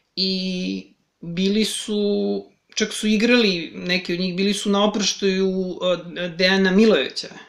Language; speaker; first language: Serbian; native; Serbian